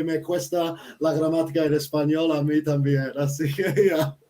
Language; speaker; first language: Spanish; non-native, fluent; English